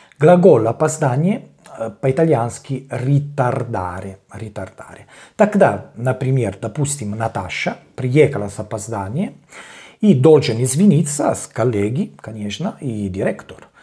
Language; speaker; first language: Russian; non-native, learner; Italian